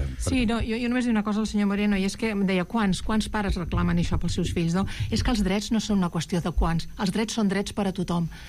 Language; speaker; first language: Catalan; non-native, local second language; Spanish